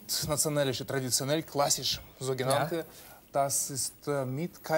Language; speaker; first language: German; non-native, learner; Russian